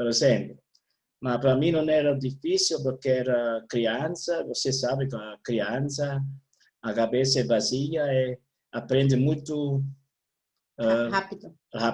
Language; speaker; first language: Portuguese; non-native, learner; Italian